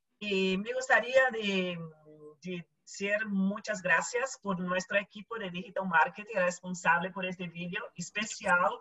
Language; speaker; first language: Spanish; non-native, local second language; Portuguese